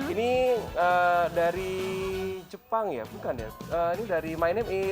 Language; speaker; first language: Indonesian; native; Indonesian